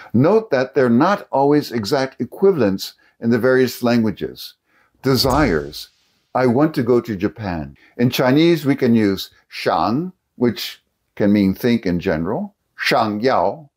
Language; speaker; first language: English; native; English